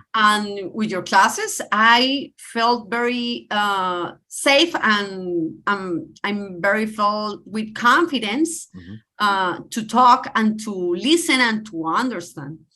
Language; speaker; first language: English; non-native, learner; Spanish